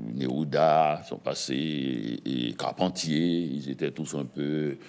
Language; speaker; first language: French; native; French